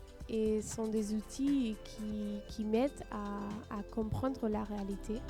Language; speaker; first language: French; non-native, fluent; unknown